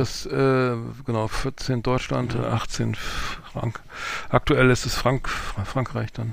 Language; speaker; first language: German; native; German